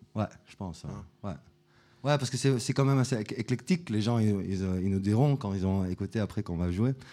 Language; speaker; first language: French; non-native, fluent; Dutch